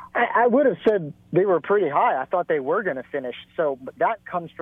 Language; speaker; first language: English; native; English